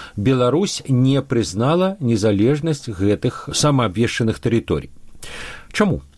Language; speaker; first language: Belarusian; non-native, local second language; Russian